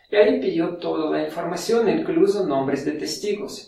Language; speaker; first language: Spanish; non-native, fluent; Russian